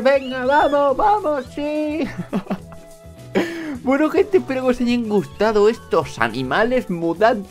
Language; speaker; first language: Spanish; native; Spanish